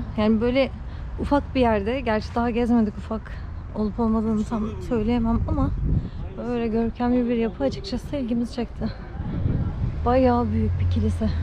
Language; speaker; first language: Turkish; native; Turkish